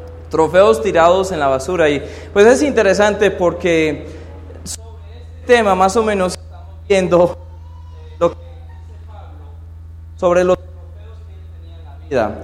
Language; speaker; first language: Spanish; non-native, fluent; English